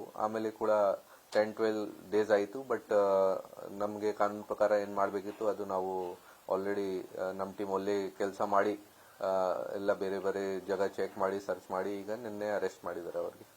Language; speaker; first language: Kannada; non-native, local second language; Hindi